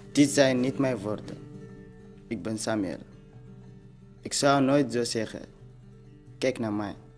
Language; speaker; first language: Dutch; non-native, learner; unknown